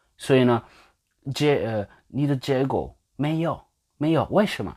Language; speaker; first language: Chinese; non-native, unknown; French